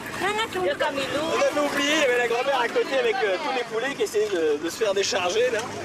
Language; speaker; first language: French; native; French